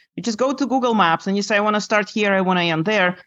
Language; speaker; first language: English; non-native, fluent; Lithuanian